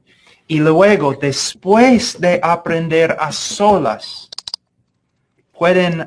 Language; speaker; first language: Spanish; non-native, fluent; English